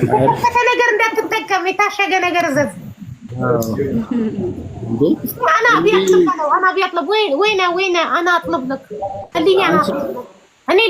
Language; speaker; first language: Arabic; non-native, learner; Amharic